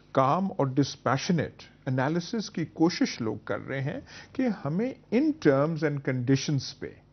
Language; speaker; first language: Urdu; non-native, local second language; Punjabi